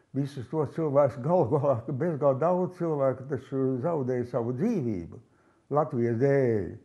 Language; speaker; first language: Latvian; early bilingual, heritage; Latvian